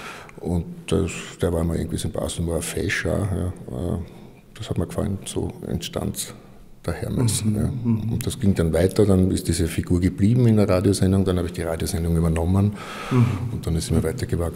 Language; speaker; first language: German; native; German